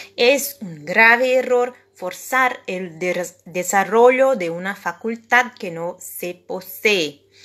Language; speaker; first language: Spanish; non-native, fluent; Portuguese